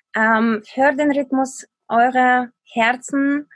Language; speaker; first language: German; non-native, fluent; Ukrainian